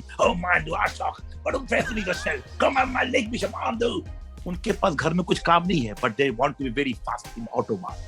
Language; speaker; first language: Hindi; native; Hindi